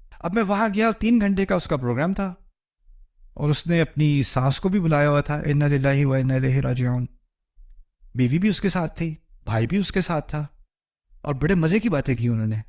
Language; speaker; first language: Urdu; early bilingual, heritage; Urdu